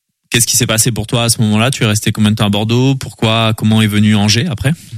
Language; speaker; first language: French; native; French